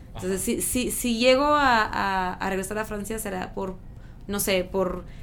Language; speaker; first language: Spanish; non-native, fluent; French